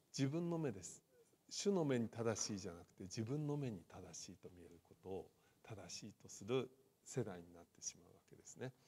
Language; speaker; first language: Japanese; native; Japanese